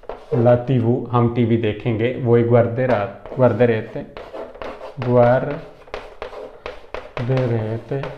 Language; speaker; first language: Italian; non-native, fluent; Urdu